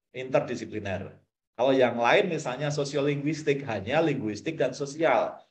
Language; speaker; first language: Indonesian; native; Indonesian